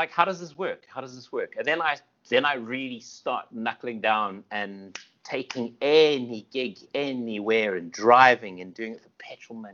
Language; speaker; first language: English; native; English